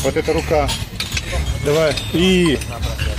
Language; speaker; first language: Russian; native; Russian